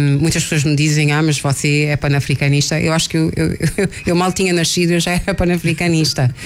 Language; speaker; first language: Portuguese; non-native, local second language; Kabuverdianu